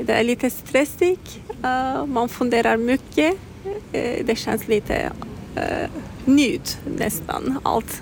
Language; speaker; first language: Swedish; non-native, learner; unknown